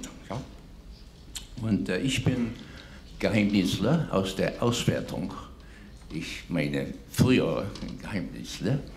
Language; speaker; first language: German; non-native, fluent; English